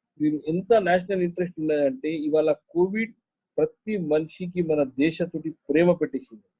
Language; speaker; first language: Telugu; non-native, local second language; Hindi